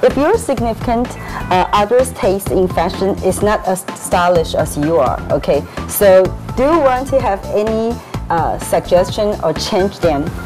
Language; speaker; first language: English; non-native, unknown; Chinese